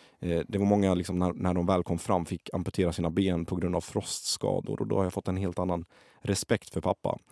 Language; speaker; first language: Swedish; early bilingual, other home language; Arabic